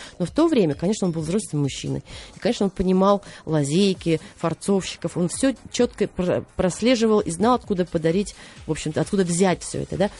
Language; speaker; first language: Russian; native; Russian